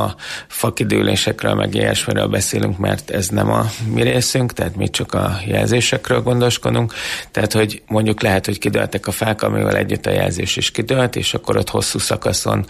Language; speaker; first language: Hungarian; native; Hungarian